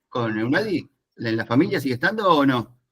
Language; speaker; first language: Spanish; native; Spanish